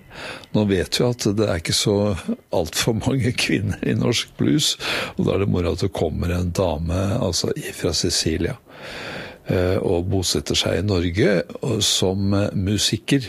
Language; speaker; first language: Norwegian; native; Norwegian